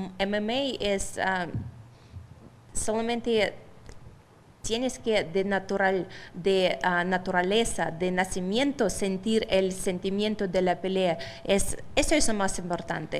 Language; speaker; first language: Spanish; non-native, fluent; Russian